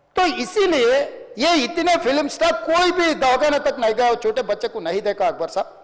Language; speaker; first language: Hindi; non-native, local second language; Telugu